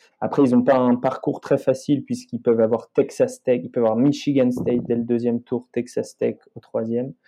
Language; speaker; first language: French; native; French